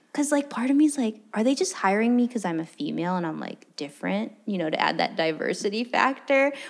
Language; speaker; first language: English; early bilingual, other home language; Filipino